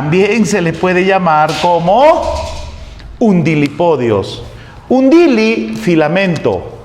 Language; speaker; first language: Spanish; native; Spanish